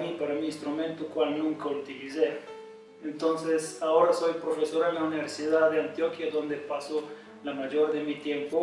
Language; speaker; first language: Spanish; non-native, fluent; Bulgarian